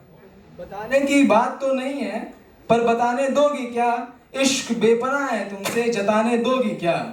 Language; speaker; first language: Hindi; native; Hindi